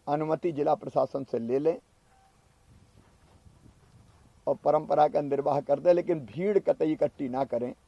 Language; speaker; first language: Hindi; native; Hindi